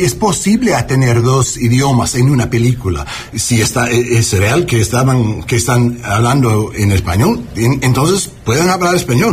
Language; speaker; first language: Spanish; early bilingual, heritage; English